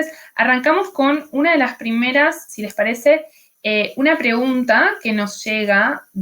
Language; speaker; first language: Spanish; native; Spanish